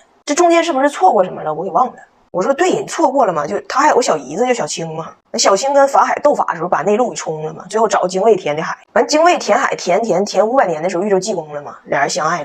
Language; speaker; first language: Chinese; native; Chinese